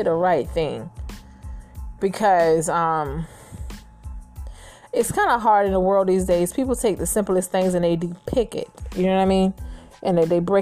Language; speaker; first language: English; native; English